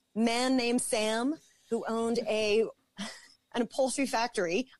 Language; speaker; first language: English; native; English